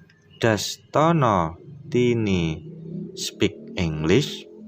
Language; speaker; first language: English; non-native, fluent; Indonesian